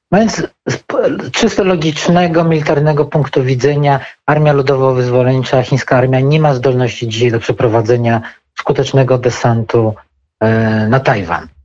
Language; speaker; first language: Polish; native; Polish